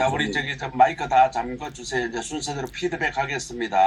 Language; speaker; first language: Korean; native; Korean